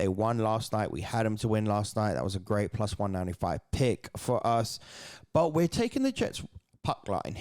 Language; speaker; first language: English; native; English